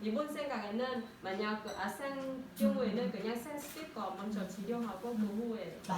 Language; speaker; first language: Korean; non-native, learner; Vietnamese